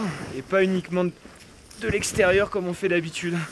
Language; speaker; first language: French; native; French